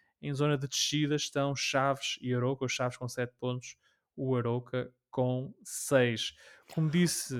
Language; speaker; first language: Portuguese; native; Portuguese